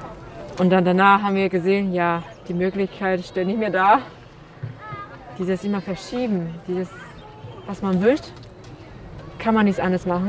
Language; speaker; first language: German; non-native, learner; Chinese